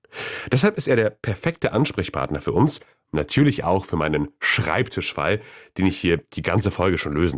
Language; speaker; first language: German; native; German